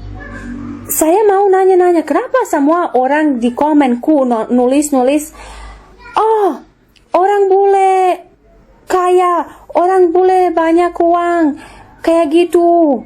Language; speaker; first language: Indonesian; non-native, learner; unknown